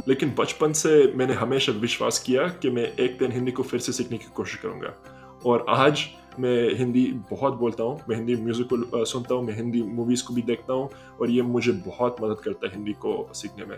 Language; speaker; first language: Hindi; early bilingual, heritage; Hindi